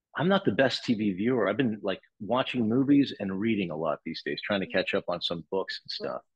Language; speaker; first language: English; native; English